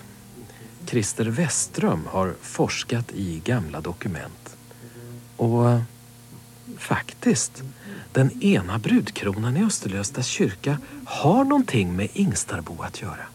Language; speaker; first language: Swedish; native; Swedish